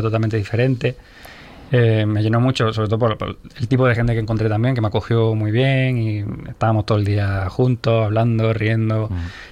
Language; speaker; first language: Spanish; native; Spanish